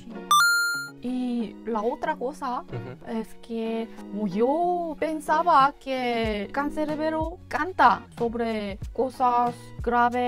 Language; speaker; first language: Spanish; non-native, learner; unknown